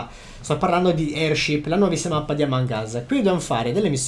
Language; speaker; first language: Italian; native; Italian